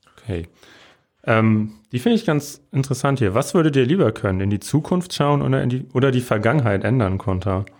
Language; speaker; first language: German; native; German